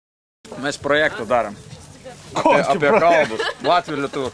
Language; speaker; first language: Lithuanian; non-native, learner; Latvian